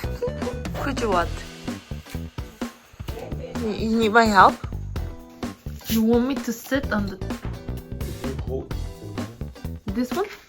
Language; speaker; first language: English; non-native, fluent; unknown